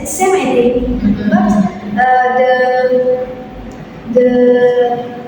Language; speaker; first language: English; non-native, learner; Indonesian